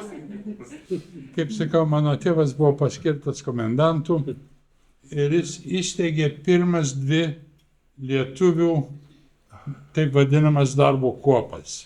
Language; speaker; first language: Lithuanian; native; Lithuanian